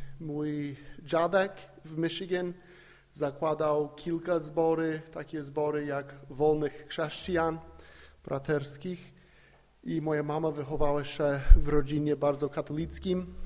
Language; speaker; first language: Polish; non-native, fluent; English